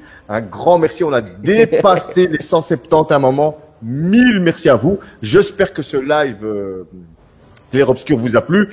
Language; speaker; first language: French; native; French